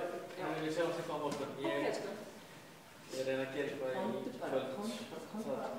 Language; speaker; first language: Icelandic; non-native, learner; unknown